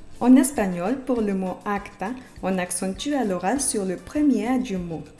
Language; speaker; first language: French; non-native, fluent; Spanish